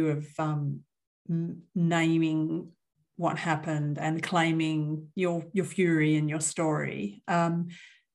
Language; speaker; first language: English; native; English